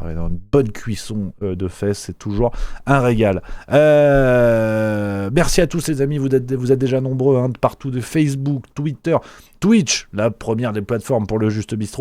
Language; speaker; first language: French; native; French